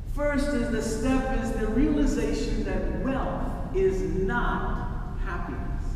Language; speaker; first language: English; native; English